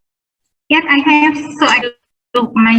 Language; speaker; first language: English; non-native, learner; Vietnamese